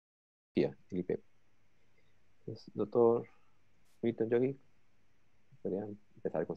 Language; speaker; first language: Spanish; native; Spanish